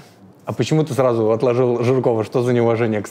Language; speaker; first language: Russian; native; Russian